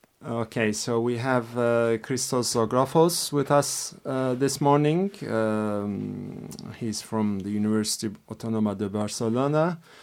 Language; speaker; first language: English; non-native, fluent; Turkish